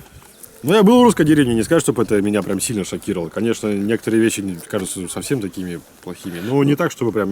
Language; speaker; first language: Russian; native; Russian